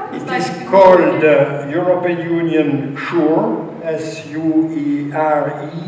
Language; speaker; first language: English; non-native, fluent; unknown